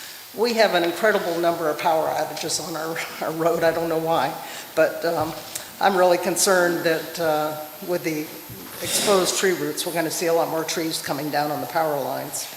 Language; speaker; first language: English; native; English